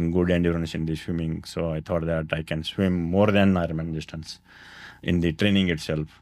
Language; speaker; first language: English; non-native, local second language; Kannada